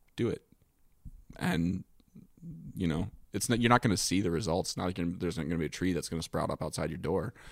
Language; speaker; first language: English; native; English